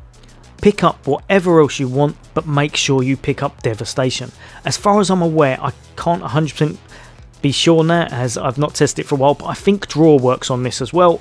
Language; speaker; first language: English; native; English